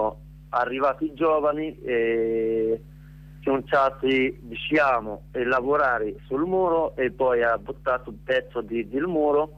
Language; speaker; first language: Italian; non-native, learner; Arabic